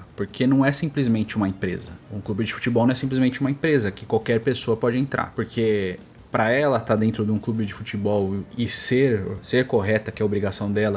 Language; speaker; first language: Portuguese; native; Portuguese